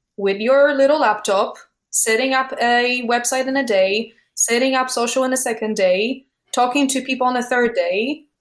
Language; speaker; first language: English; non-native, fluent; Polish